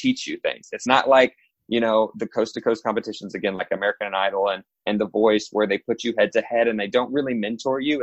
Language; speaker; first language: English; native; English